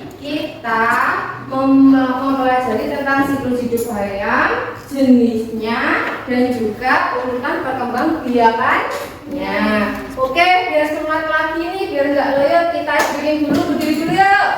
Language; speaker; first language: Malay; native; Malay